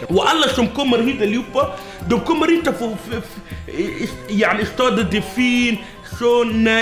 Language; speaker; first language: Swedish; non-native, fluent; Arabic